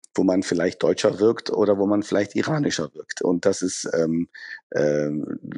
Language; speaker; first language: German; early bilingual, other home language; Persian